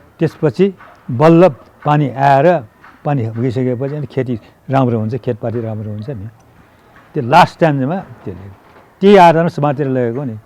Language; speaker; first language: Nepali; non-native, local second language; Newari